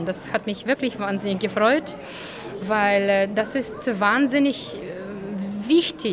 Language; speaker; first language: German; non-native, fluent; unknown